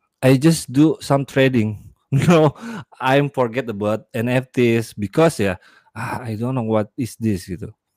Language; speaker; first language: English; non-native, learner; Indonesian